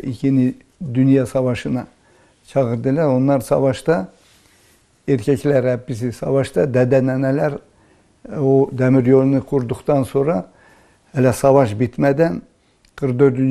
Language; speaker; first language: Turkish; early bilingual, heritage; Turkish